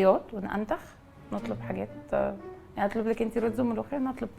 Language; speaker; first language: Arabic; native; Arabic